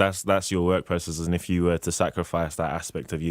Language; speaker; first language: English; native; English